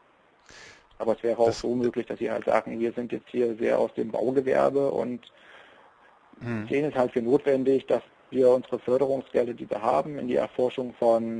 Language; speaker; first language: German; native; German